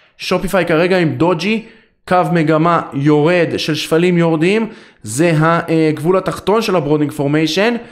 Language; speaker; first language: Hebrew; native; Hebrew